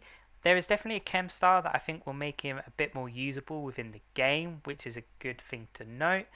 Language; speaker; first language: English; native; English